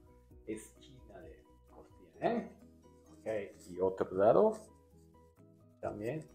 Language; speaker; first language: Spanish; non-native, learner; Japanese